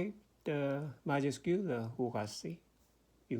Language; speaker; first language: French; non-native, learner; Korean